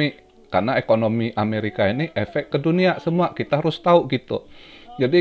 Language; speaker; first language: Indonesian; native; Indonesian